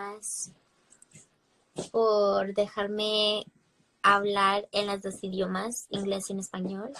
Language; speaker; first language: Spanish; early bilingual, heritage; English